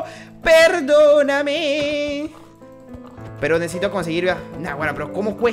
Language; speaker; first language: Spanish; native; Spanish